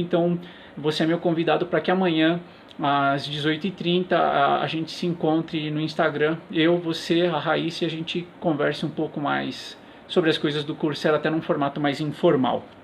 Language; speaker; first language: Portuguese; native; Portuguese